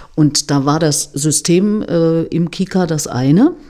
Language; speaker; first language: German; native; German